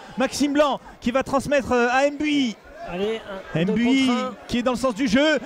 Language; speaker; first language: French; native; French